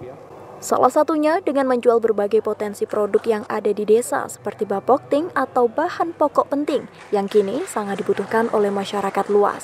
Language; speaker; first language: Indonesian; native; Indonesian